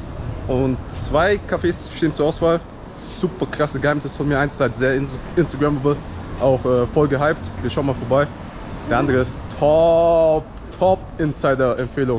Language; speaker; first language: German; native; German